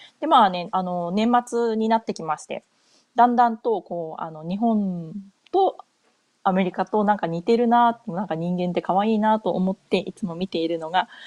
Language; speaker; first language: Japanese; native; Japanese